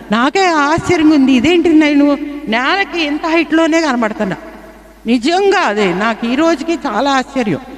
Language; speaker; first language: Telugu; non-native, fluent; Bangla